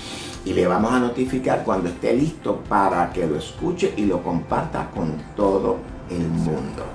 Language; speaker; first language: Spanish; native; Spanish